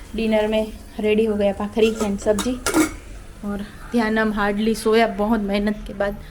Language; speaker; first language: Hindi; non-native, local second language; Gujarati